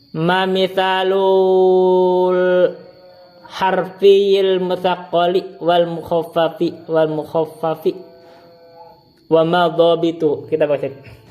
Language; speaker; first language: Arabic; non-native, fluent; Indonesian